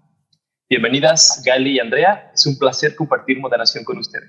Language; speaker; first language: Spanish; native; Spanish